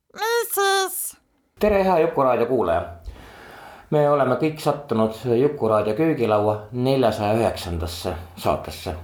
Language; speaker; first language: Estonian; native; Estonian